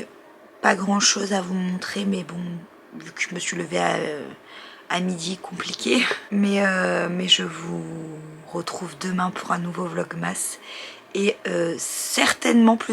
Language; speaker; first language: French; native; French